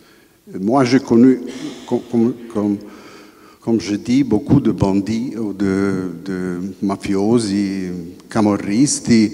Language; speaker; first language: French; non-native, fluent; Italian